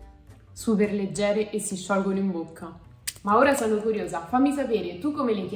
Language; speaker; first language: Italian; native; Italian